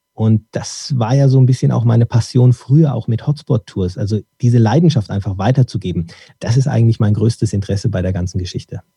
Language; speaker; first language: German; early bilingual, other home language; Turkish